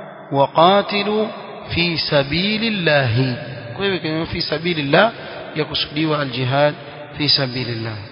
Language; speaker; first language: Arabic; non-native, fluent; Swahili